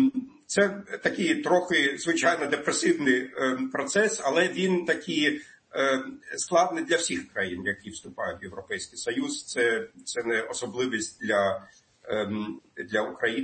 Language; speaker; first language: Ukrainian; non-native, fluent; German